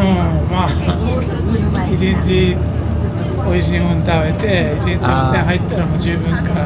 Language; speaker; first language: Japanese; native; Japanese